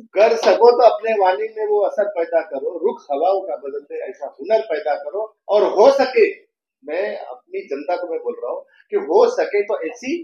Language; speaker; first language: Hindi; non-native, local second language; Marathi